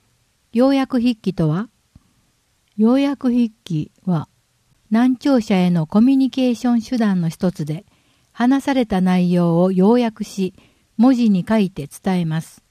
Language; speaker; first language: Japanese; native; Japanese